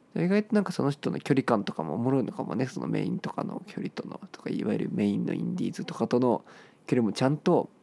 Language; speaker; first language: Japanese; native; Japanese